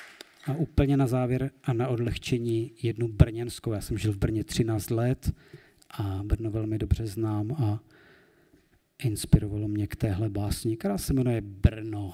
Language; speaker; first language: Czech; native; Czech